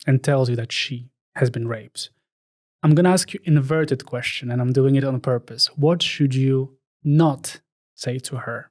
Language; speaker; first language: English; non-native, fluent; Polish